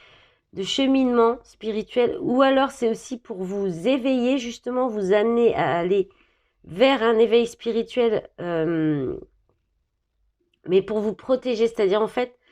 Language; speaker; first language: French; native; French